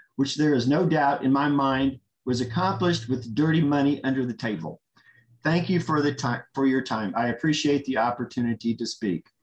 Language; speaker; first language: English; native; English